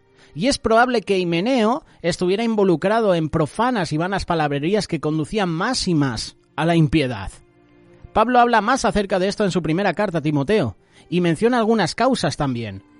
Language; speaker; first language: Spanish; native; Spanish